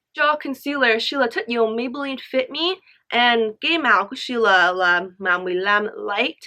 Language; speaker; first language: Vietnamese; early bilingual, heritage; Vietnamese